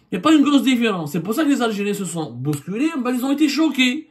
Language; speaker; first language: French; non-native, local second language; Arabic